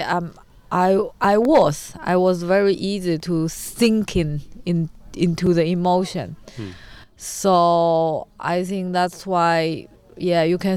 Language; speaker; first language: English; non-native, learner; Chinese